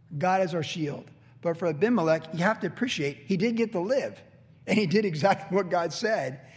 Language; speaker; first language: English; native; English